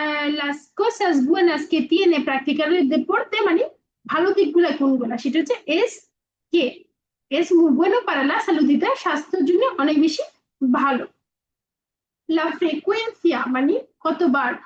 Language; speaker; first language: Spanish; non-native, learner; Bangla